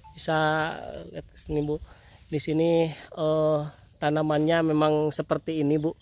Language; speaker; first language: Indonesian; native; Indonesian